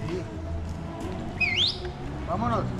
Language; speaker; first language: Spanish; native; Spanish